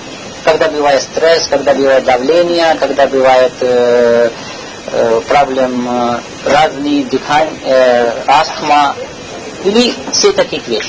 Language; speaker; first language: Russian; non-native, learner; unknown